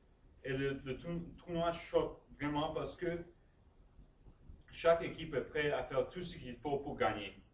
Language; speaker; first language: French; non-native, learner; English